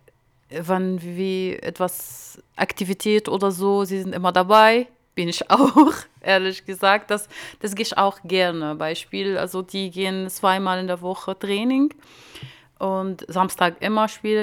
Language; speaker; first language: German; non-native, fluent; Arabic